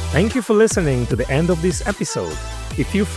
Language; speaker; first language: English; non-native, fluent; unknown